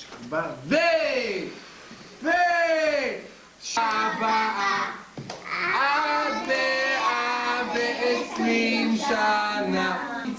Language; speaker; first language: Hebrew; native; Hebrew